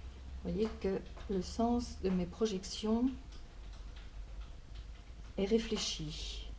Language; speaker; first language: French; native; French